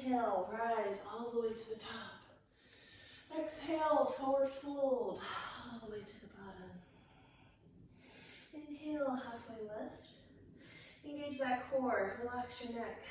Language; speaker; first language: English; native; English